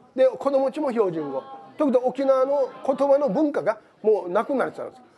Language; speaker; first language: Japanese; native; Japanese